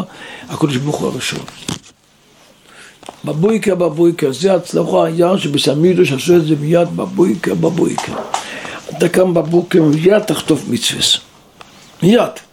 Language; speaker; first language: Hebrew; non-native, local second language; Yiddish